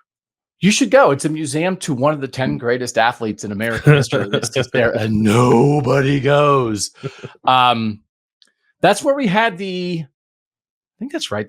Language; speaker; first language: English; native; English